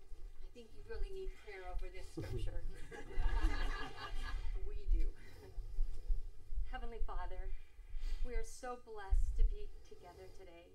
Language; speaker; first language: English; native; English